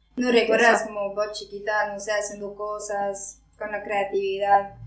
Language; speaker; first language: Spanish; non-native, fluent; French